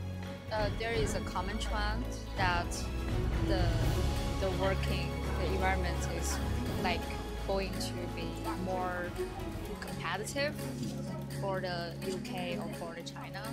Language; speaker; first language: English; non-native, fluent; Chinese